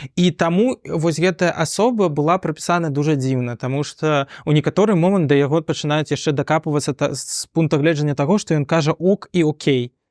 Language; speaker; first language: Belarusian; non-native, local second language; Russian